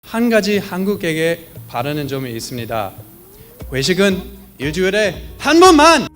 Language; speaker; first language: Korean; non-native, fluent; English